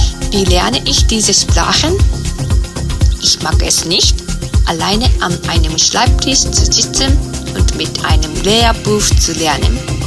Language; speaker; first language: German; non-native, fluent; Japanese